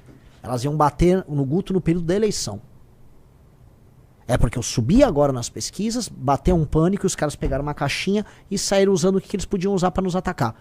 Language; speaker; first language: Portuguese; native; Portuguese